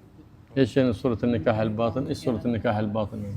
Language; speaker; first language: Arabic; native; Arabic